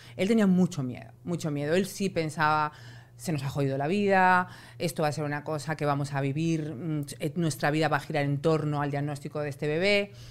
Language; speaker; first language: Spanish; native; Spanish